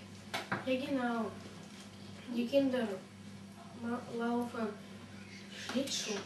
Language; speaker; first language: German; non-native, learner; Russian